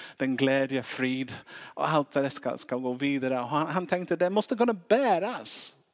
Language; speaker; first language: Swedish; non-native, fluent; English